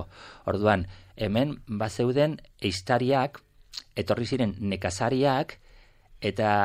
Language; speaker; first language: Basque; non-native, local second language; Spanish